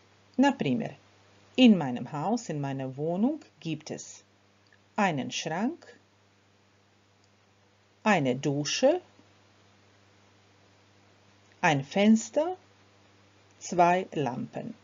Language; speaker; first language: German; non-native, fluent; Croatian